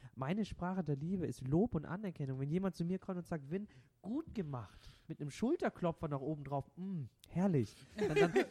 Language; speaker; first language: German; non-native, local second language; Vietnamese